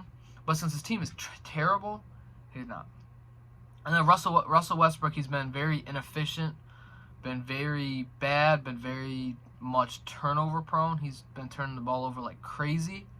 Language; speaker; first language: English; native; English